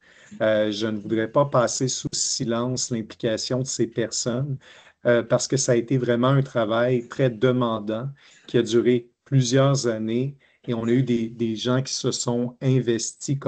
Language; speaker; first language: French; native; French